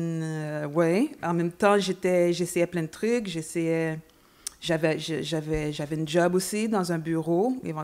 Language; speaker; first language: French; native; French